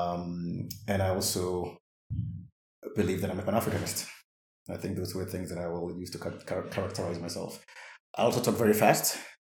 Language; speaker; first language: English; non-native, local second language; Akan